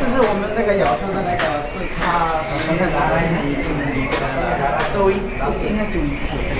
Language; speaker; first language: Chinese; non-native, learner; Bangla